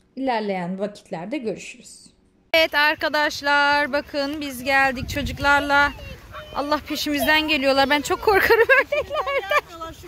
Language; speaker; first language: Turkish; early bilingual, heritage; Turkish